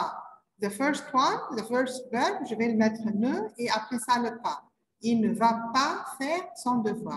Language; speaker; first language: French; non-native, learner; Arabic